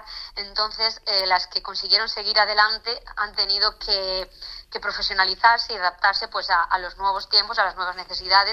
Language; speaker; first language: Spanish; native; Spanish